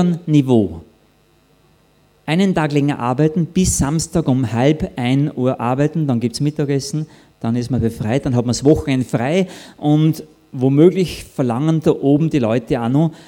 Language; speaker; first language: German; native; German